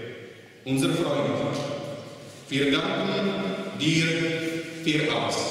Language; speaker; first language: German; non-native, fluent; Czech